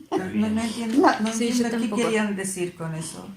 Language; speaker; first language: Spanish; native; Spanish